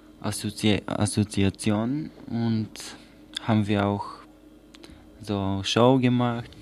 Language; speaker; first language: German; non-native, learner; Bulgarian